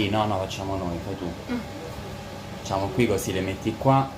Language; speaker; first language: Italian; native; Italian